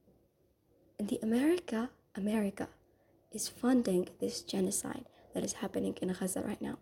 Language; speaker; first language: English; non-native, fluent; Somali